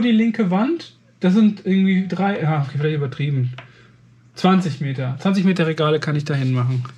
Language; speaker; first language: German; native; German